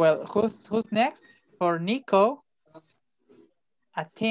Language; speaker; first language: English; non-native, fluent; Spanish